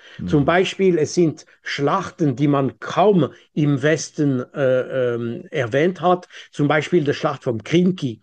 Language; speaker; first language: German; non-native, local second language; French